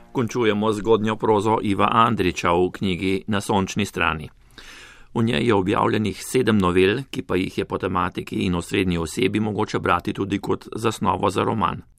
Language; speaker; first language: Slovenian; native; Slovenian